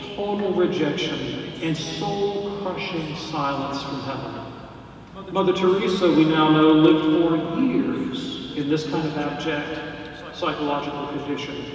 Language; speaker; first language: English; native; English